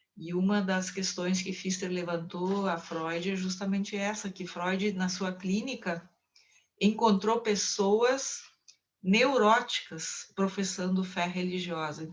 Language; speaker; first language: Portuguese; non-native, local second language; German